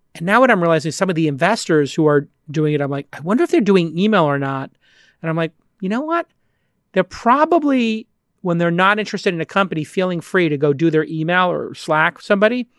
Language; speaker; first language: English; native; English